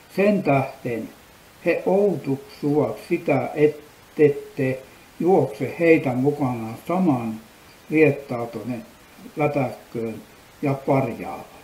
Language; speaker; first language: Finnish; native; Finnish